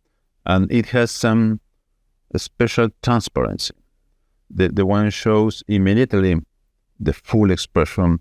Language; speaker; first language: English; non-native, fluent; Spanish